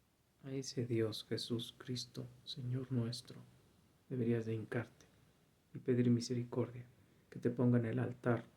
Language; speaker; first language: Spanish; native; Spanish